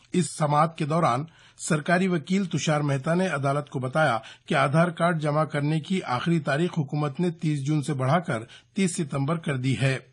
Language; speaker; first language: Urdu; native; Urdu